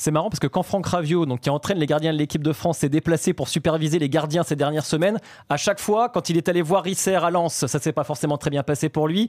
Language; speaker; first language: French; native; French